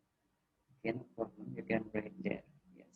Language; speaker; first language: English; non-native, fluent; Indonesian